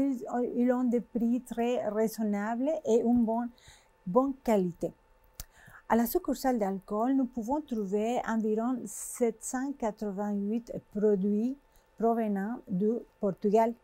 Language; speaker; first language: French; non-native, fluent; Spanish